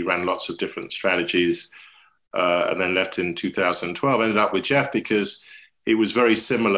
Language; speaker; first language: English; native; English